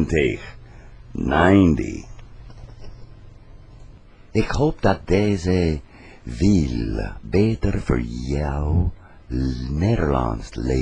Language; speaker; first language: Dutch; non-native, learner; English